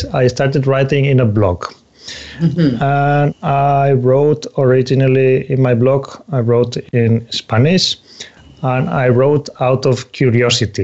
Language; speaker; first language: English; non-native, fluent; Spanish